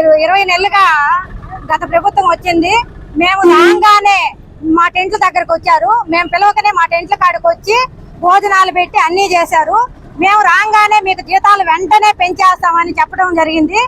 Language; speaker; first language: Telugu; native; Telugu